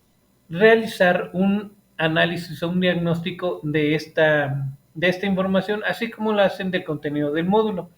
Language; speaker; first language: Spanish; native; Spanish